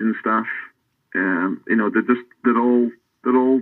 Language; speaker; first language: English; native; English